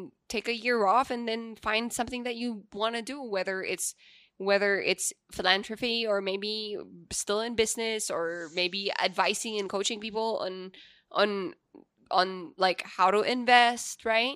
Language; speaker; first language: English; non-native, local second language; Pampanga